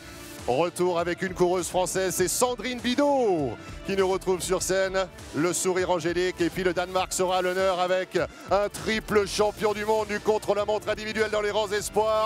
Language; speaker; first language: French; native; French